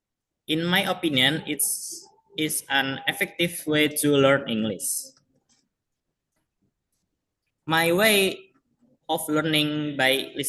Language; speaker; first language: English; non-native, learner; Indonesian